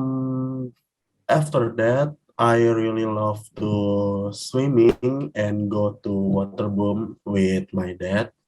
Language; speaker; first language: English; non-native, learner; Indonesian